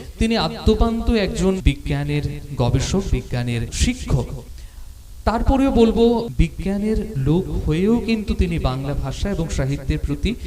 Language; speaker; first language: Bangla; native; Bangla